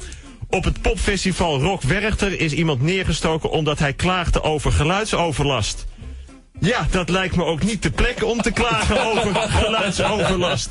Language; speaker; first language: Dutch; native; Dutch